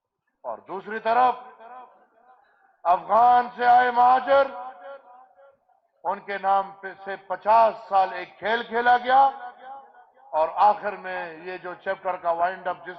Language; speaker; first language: Urdu; non-native, local second language; Pashto